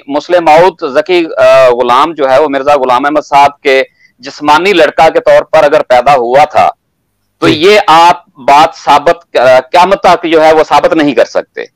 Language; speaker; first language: Urdu; non-native, local second language; Punjabi